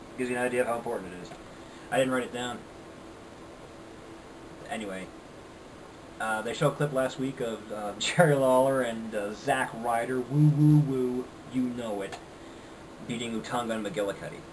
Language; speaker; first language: English; native; English